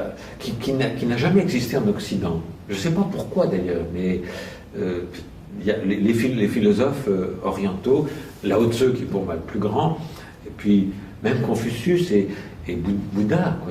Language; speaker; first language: French; native; French